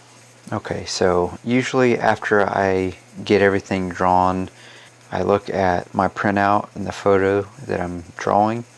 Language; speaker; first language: English; native; English